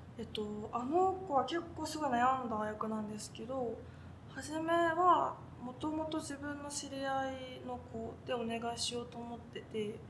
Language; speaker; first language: Japanese; native; Japanese